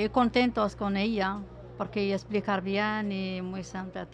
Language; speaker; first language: Spanish; non-native, learner; Arabic